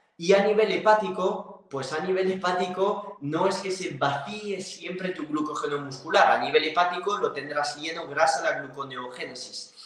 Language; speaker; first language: Spanish; non-native, fluent; French